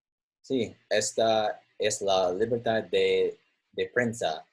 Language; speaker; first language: Spanish; non-native, learner; English